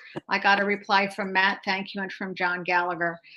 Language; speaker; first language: English; native; English